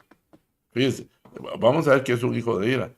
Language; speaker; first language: Spanish; native; Spanish